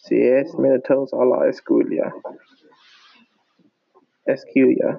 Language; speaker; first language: Spanish; non-native, learner; English